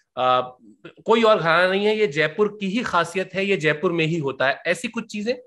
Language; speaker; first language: Hindi; native; Hindi